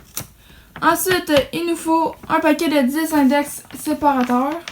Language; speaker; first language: French; native; French